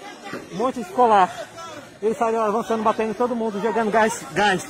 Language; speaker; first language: Portuguese; non-native, learner; Haitian Creole